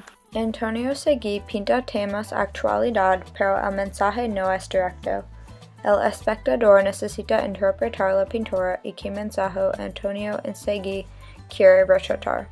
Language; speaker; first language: Spanish; non-native, learner; English